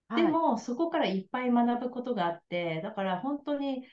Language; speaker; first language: Japanese; native; Japanese